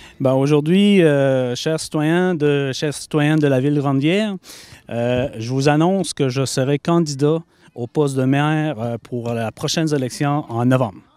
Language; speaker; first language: French; native; French